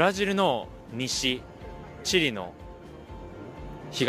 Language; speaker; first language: Japanese; native; Japanese